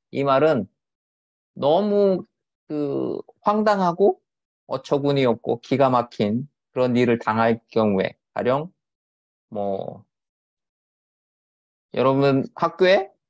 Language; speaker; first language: Korean; native; Korean